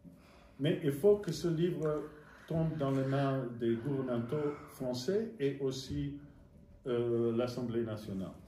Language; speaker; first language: French; non-native, fluent; English